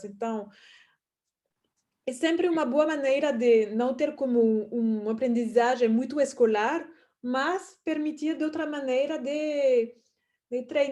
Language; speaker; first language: Portuguese; non-native, fluent; French